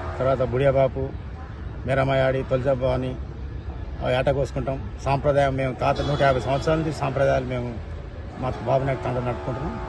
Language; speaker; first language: Telugu; non-native, local second language; Lambadi